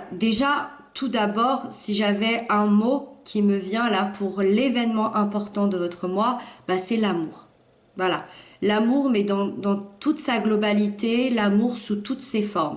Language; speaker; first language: French; native; French